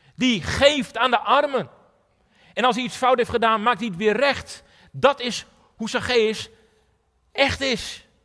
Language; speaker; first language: Dutch; native; Dutch